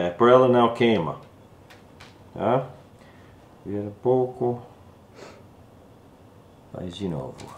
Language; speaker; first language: Portuguese; non-native, learner; English